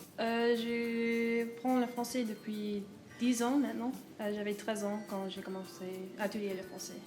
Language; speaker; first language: French; non-native, fluent; English